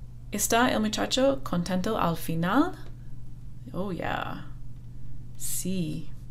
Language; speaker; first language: Spanish; non-native, fluent; English